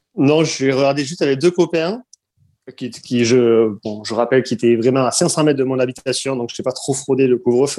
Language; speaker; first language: French; native; French